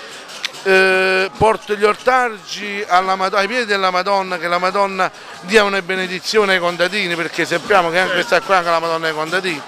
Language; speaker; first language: Italian; native; Italian